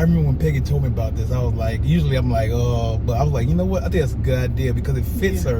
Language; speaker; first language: English; native; English